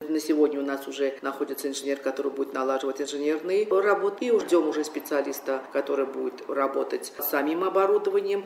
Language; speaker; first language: Russian; non-native, local second language; Armenian